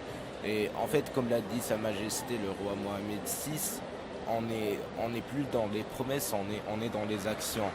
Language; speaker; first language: French; non-native, local second language; Arabic